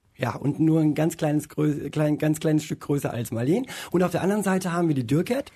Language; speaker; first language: German; native; German